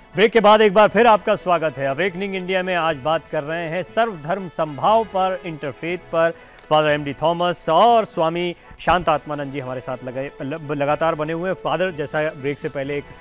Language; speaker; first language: Hindi; native; Hindi